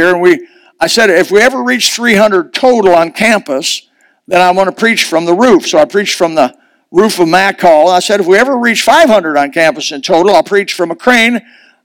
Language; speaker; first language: English; native; English